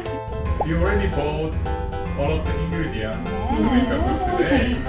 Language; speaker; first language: English; non-native, learner; Korean